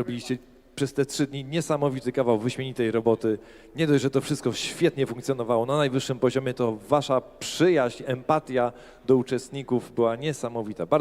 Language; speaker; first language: Polish; native; Polish